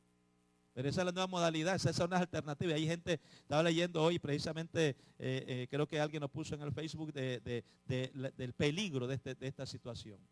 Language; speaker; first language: Spanish; native; Spanish